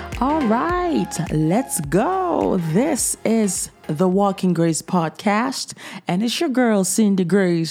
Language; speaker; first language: English; native; English